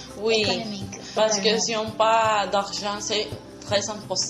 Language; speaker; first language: French; non-native, learner; Spanish